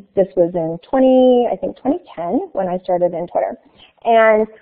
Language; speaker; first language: English; native; English